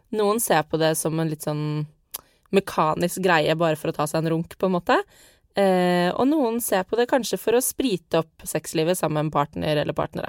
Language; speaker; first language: Norwegian; native; Norwegian